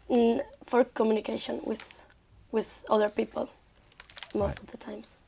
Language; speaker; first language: English; non-native, learner; Spanish